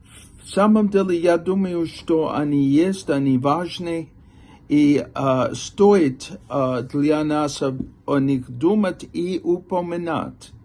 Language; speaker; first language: Russian; non-native, fluent; English